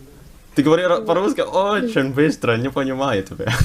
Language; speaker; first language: Russian; non-native, learner; Indonesian